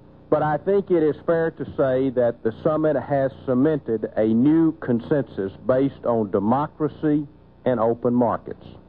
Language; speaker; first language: English; native; English